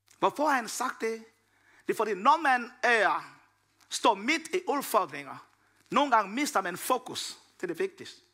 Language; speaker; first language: Danish; non-native, fluent; Lingala